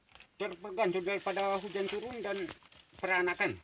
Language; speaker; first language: Indonesian; non-native, local second language; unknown